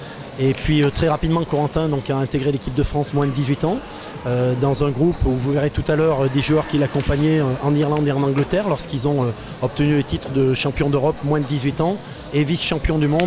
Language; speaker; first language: French; native; French